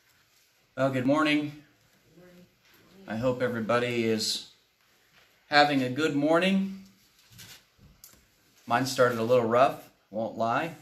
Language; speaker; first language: English; native; English